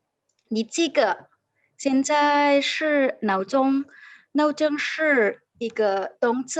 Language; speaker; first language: Chinese; non-native, fluent; Indonesian